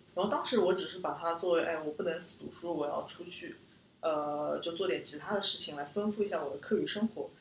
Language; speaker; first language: Chinese; native; Chinese